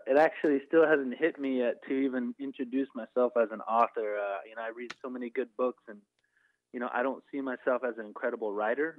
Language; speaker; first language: English; native; English